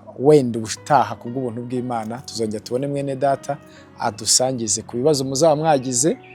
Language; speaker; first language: Kinyarwanda; native; Kinyarwanda